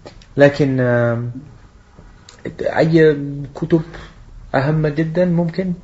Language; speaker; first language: Arabic; non-native, fluent; Dutch